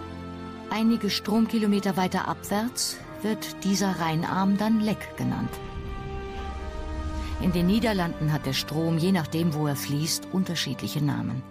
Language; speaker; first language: German; native; German